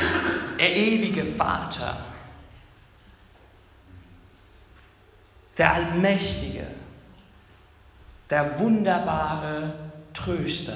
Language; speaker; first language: German; non-native, fluent; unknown